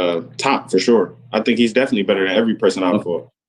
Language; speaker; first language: English; native; English